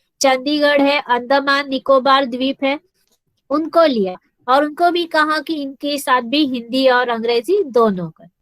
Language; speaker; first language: Hindi; non-native, local second language; Marathi